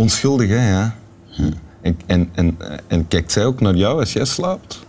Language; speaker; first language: Dutch; native; Dutch